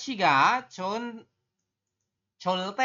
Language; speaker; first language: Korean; non-native, fluent; Indonesian